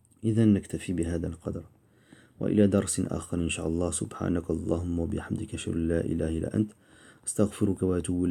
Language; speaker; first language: Arabic; non-native, fluent; French